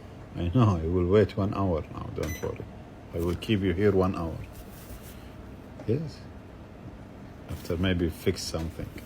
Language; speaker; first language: English; non-native, learner; Arabic